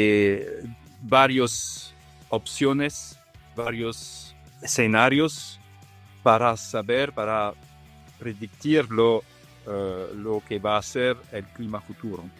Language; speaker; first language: Spanish; non-native, fluent; Italian